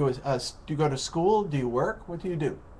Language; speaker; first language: English; native; English